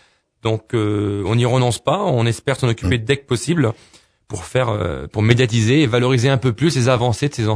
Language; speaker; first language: French; native; French